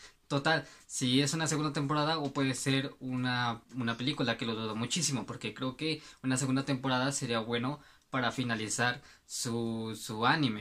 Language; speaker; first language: Spanish; native; Spanish